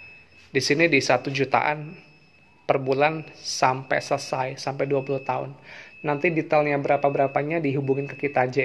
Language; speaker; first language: Indonesian; native; Indonesian